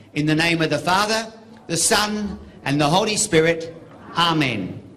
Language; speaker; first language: Italian; non-native, learner; English